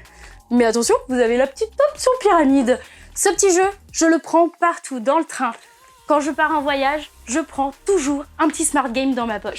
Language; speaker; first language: French; native; French